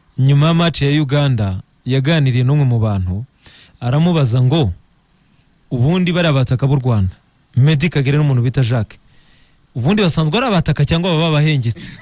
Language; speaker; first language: Kinyarwanda; native; Kinyarwanda